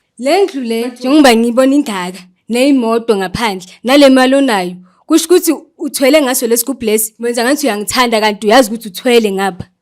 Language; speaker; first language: Zulu; native; Zulu